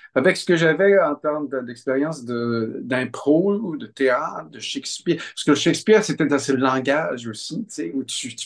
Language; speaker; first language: French; native; French